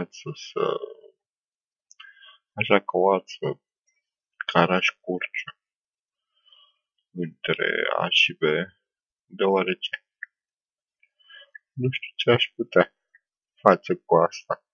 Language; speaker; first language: Romanian; native; Romanian